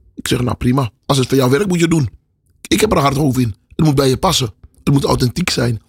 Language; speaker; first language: Dutch; native; Dutch